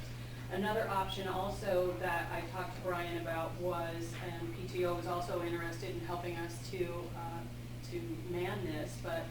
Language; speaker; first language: English; native; English